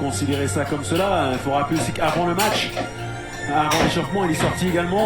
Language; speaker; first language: French; native; French